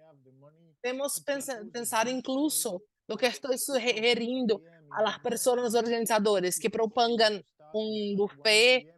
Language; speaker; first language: Spanish; non-native, fluent; Portuguese